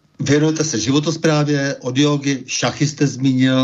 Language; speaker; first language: Czech; native; Czech